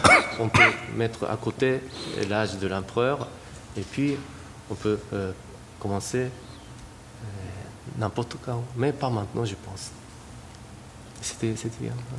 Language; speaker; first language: French; non-native, fluent; Japanese